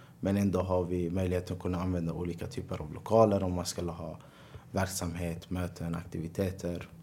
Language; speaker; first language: Swedish; early bilingual, other home language; Arabic